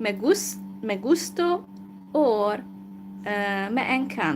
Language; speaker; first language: Spanish; non-native, learner; Hungarian